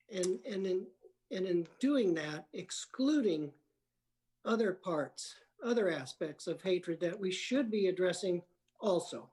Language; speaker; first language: English; native; English